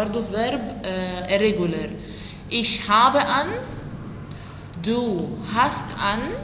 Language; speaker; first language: German; non-native, fluent; Arabic